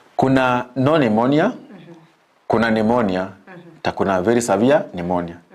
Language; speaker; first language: Swahili; non-native, local second language; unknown